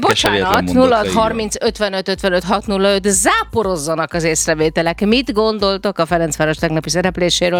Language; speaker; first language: Hungarian; native; Hungarian